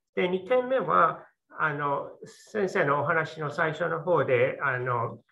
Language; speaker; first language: Japanese; native; Japanese